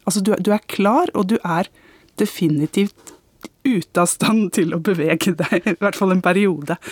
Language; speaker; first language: Norwegian; native; Norwegian